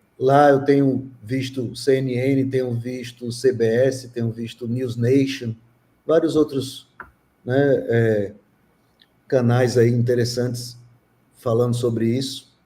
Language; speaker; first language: Portuguese; native; Portuguese